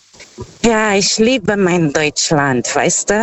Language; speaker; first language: German; non-native, learner; Portuguese